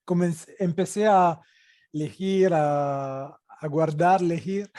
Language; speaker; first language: Spanish; non-native, fluent; Italian